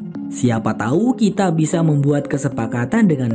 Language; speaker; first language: Indonesian; native; Indonesian